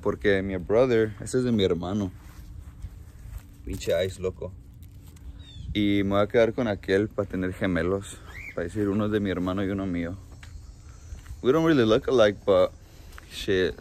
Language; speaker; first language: Spanish; early bilingual, heritage; Spanish